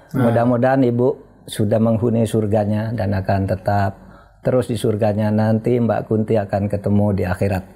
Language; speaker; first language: Indonesian; non-native, local second language; Madurese